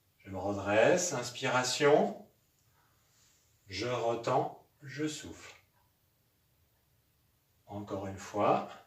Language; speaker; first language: French; native; French